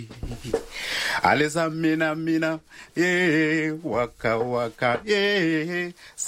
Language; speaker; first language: English; non-native, local second language; Shona